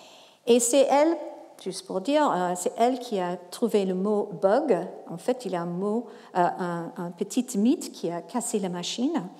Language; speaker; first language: French; non-native, fluent; English